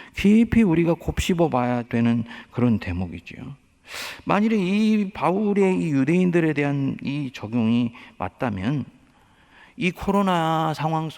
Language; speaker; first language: Korean; native; Korean